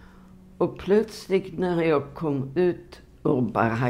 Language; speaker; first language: Swedish; non-native, fluent; Polish